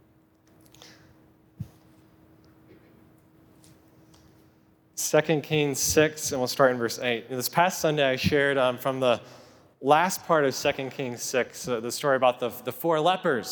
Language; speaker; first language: English; native; English